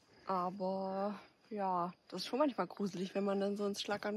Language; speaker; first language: German; native; German